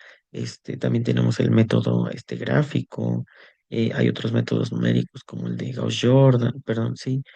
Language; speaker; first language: Spanish; native; Spanish